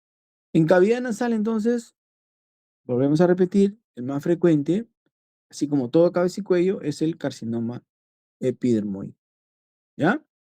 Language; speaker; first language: Spanish; native; Spanish